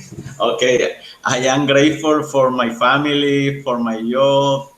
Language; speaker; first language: English; non-native, learner; Spanish